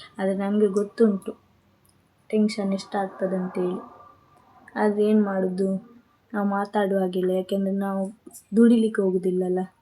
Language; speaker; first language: Kannada; non-native, local second language; Tulu